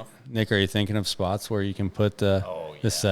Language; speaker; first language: English; native; English